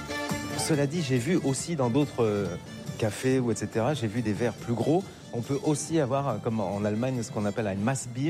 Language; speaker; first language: French; native; French